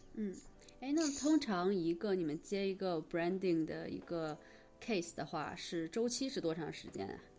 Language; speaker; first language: Chinese; native; Chinese